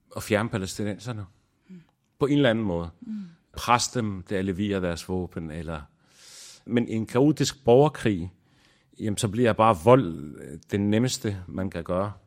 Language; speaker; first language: Danish; non-native, fluent; Arabic